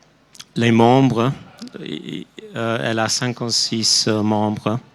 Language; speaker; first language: French; non-native, fluent; English